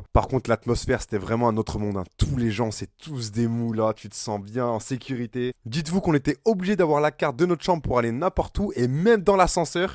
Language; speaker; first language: French; native; French